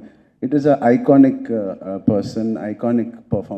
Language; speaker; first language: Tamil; non-native, local second language; Telugu